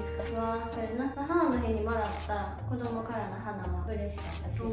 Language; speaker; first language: Japanese; native; Japanese